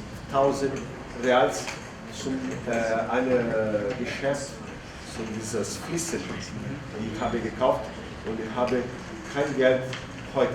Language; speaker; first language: German; non-native, learner; Portuguese